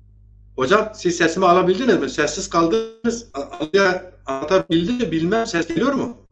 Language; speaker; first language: Turkish; native; Turkish